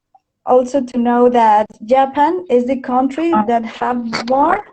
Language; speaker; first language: English; non-native, fluent; Spanish